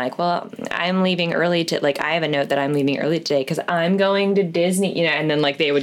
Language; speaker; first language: English; native; English